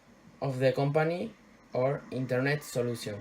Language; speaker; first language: English; non-native, learner; Spanish